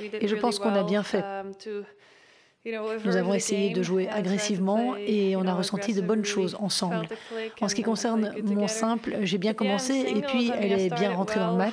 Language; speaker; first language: French; native; French